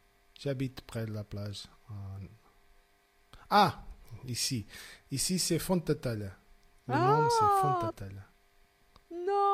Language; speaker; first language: French; non-native, fluent; Portuguese